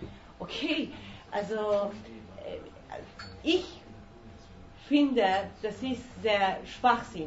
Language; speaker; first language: German; non-native, fluent; Persian